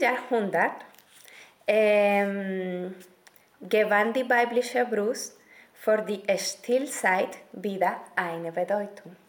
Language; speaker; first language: German; non-native, learner; Spanish